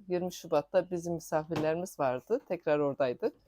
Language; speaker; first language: Turkish; native; Turkish